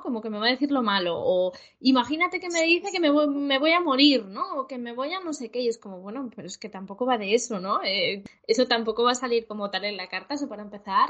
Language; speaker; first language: Spanish; native; Spanish